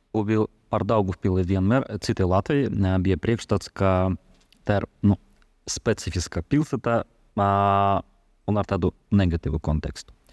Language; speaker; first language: Latvian; non-native, local second language; Russian